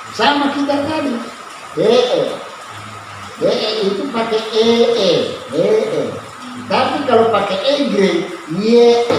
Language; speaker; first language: Indonesian; non-native, local second language; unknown